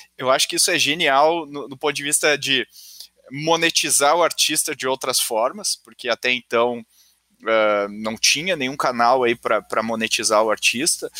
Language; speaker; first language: Portuguese; native; Portuguese